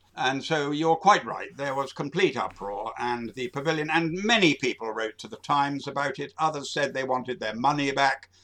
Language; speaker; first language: English; native; English